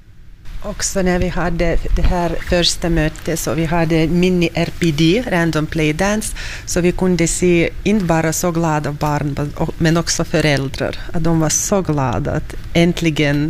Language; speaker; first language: Swedish; non-native, fluent; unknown